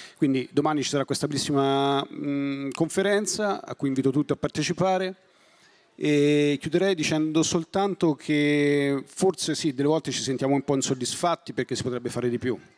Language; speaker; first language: Italian; native; Italian